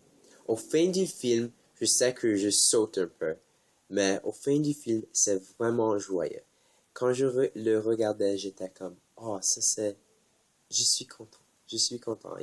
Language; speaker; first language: French; non-native, learner; English